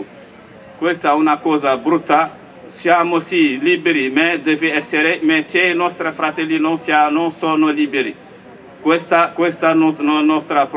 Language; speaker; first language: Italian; non-native, learner; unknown